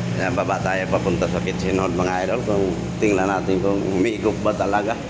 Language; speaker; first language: Filipino; non-native, local second language; Hiligaynon